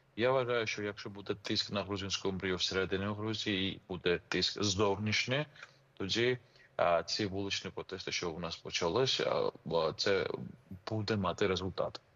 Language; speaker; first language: Ukrainian; non-native, fluent; Georgian